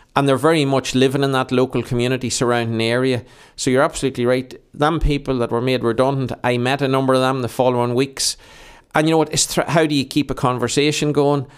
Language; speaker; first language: English; native; English